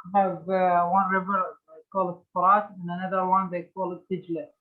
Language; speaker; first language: English; non-native, learner; Arabic